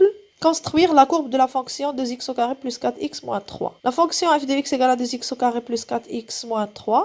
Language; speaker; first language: French; non-native, local second language; Arabic